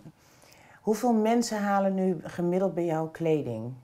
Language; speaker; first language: Dutch; native; Dutch